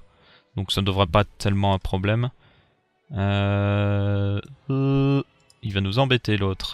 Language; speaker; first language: French; native; French